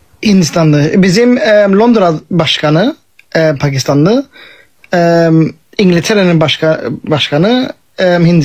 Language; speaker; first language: Turkish; early bilingual, heritage; English